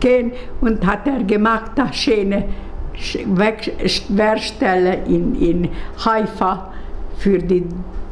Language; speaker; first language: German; non-native, learner; Hungarian